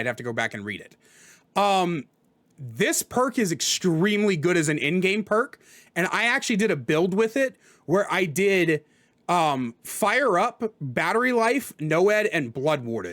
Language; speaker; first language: English; native; English